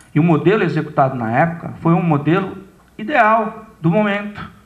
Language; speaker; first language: Portuguese; native; Portuguese